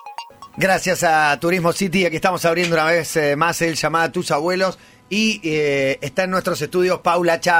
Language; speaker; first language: Spanish; native; Spanish